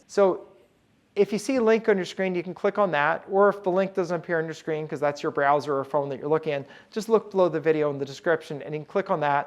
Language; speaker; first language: English; native; English